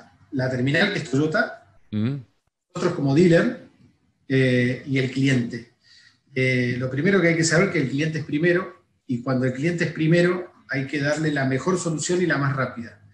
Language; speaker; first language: Spanish; native; Spanish